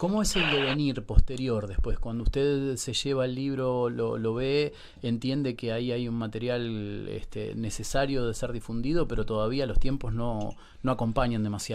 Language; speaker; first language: Spanish; native; Spanish